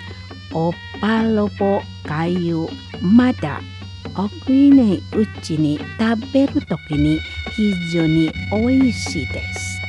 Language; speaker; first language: Japanese; non-native, learner; Indonesian